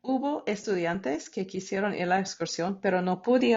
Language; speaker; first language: Spanish; non-native, fluent; English